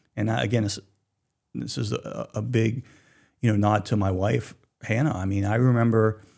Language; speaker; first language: English; native; English